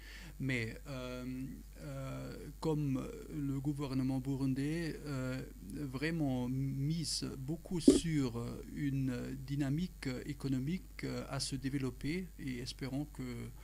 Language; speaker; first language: French; non-native, fluent; German